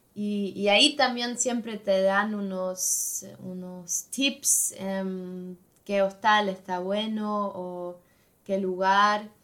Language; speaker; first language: Spanish; non-native, fluent; German